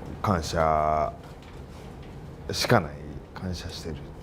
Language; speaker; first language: Japanese; native; Japanese